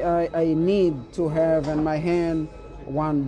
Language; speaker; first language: English; non-native, learner; Haitian Creole